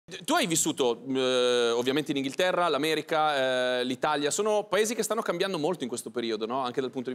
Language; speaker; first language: Italian; native; Italian